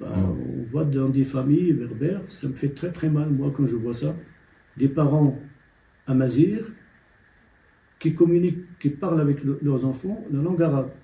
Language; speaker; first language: French; non-native, local second language; Tachelhit